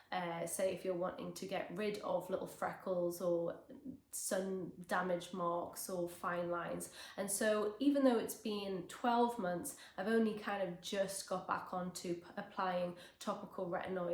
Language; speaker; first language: English; native; English